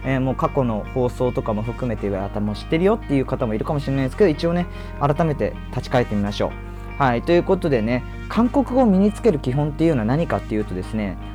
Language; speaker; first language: Japanese; native; Japanese